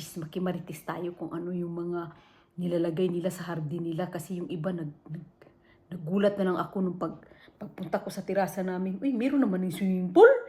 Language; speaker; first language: Filipino; native; Filipino